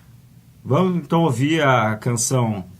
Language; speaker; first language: Portuguese; native; Portuguese